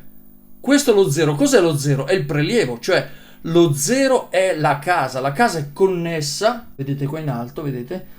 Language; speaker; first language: Italian; native; Italian